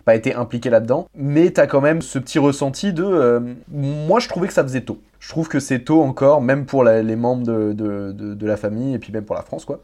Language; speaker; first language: French; native; French